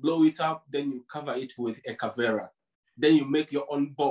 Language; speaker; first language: English; non-native, local second language; Ganda